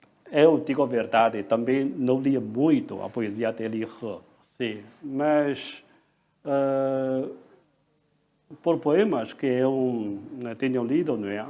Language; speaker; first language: Portuguese; non-native, fluent; Chinese